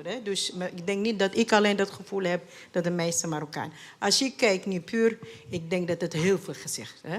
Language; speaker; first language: Dutch; non-native, fluent; Arabic